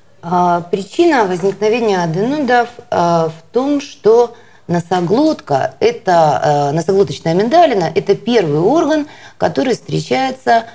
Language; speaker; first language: Russian; native; Russian